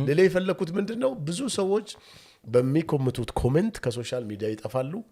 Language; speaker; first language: Amharic; non-native, local second language; Oromo